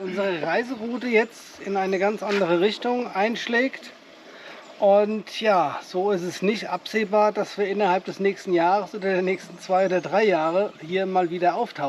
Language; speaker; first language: German; native; German